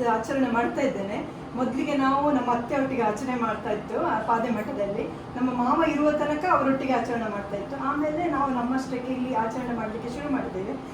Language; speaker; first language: Kannada; non-native, local second language; Konkani